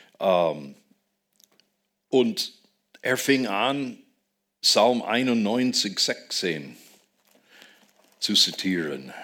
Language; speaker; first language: German; non-native, fluent; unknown